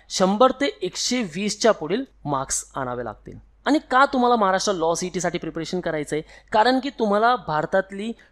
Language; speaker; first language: Marathi; non-native, local second language; Hindi